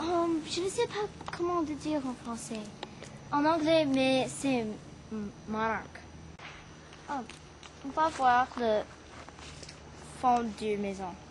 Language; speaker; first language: French; early bilingual, heritage; English